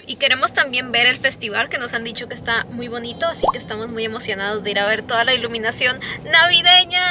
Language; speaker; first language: Spanish; native; Spanish